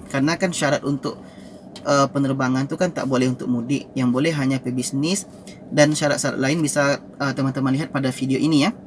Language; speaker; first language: Malay; native; Malay